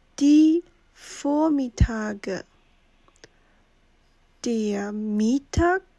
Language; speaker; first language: German; non-native, fluent; Chinese